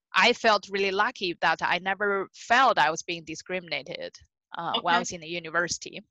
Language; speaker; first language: English; non-native, fluent; Chinese